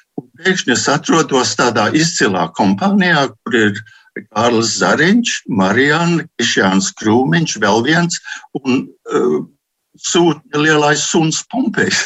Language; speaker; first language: Latvian; early bilingual, heritage; Latvian